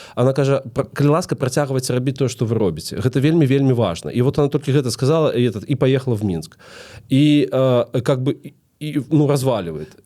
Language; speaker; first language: Belarusian; non-native, local second language; Russian